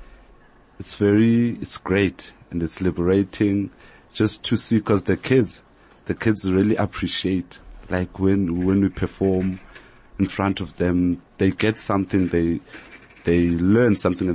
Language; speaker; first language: English; non-native, local second language; Xhosa